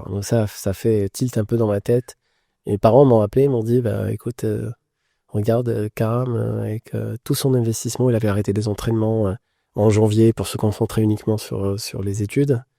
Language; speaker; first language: French; non-native, local second language; Arabic